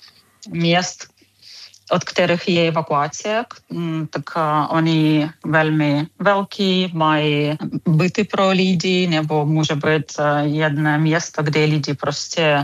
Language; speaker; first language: Czech; non-native, fluent; Ukrainian